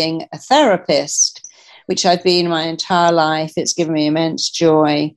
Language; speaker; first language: English; native; English